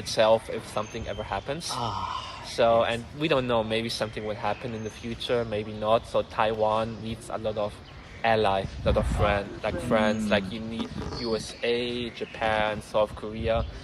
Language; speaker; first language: English; non-native, fluent; German